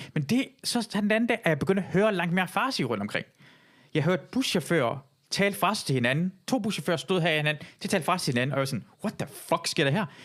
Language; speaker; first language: Danish; early bilingual, other home language; Persian